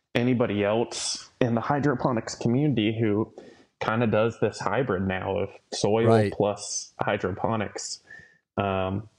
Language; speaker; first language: English; native; English